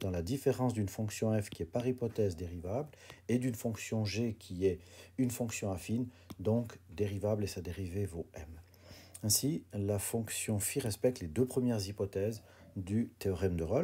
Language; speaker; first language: French; native; French